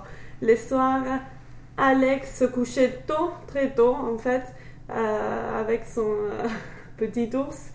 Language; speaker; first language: French; non-native, fluent; English